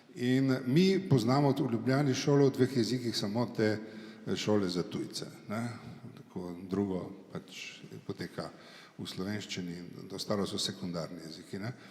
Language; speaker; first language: Slovenian; native; Slovenian